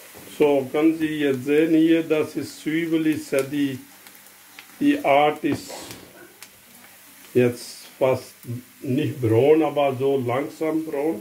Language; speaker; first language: German; non-native, fluent; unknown